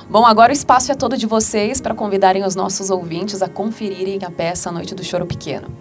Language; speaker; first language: Portuguese; native; Portuguese